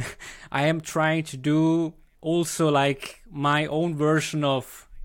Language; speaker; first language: English; non-native, fluent; Swiss German